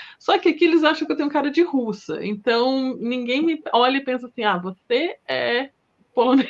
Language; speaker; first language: Portuguese; native; Portuguese